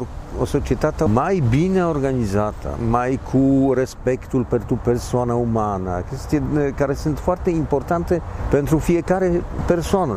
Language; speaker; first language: Romanian; non-native, fluent; Polish